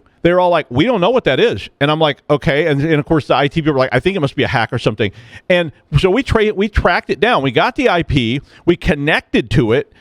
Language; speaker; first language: English; native; English